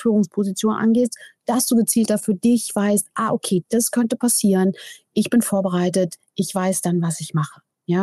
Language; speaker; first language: German; native; German